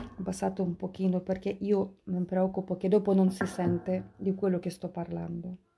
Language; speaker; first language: Italian; non-native, fluent; Russian